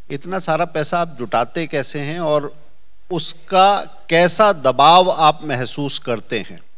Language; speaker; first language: Hindi; native; Hindi